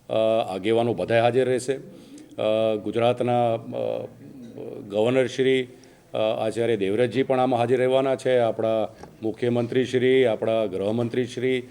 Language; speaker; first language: Gujarati; native; Gujarati